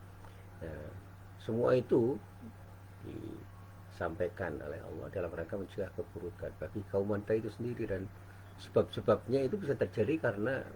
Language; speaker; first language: Indonesian; native; Indonesian